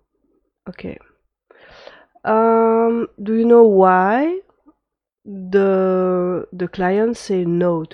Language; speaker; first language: English; non-native, fluent; French